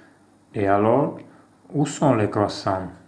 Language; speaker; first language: French; non-native, learner; Italian